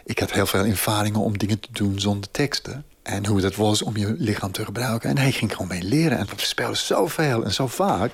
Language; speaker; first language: Dutch; non-native, fluent; English